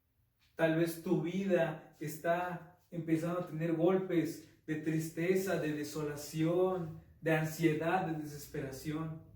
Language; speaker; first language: Spanish; native; Spanish